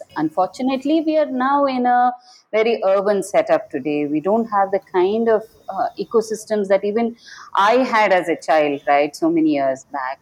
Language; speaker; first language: English; non-native, local second language; Kannada